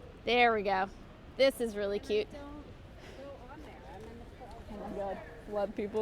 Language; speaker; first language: English; native; English